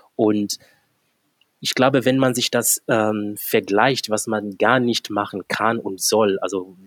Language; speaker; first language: German; non-native, fluent; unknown